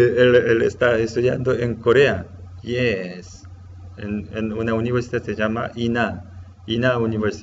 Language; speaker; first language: Spanish; non-native, learner; Korean